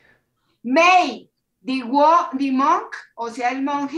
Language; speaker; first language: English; non-native, learner; Spanish